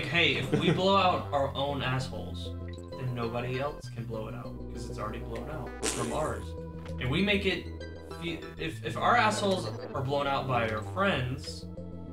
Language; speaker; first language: English; native; English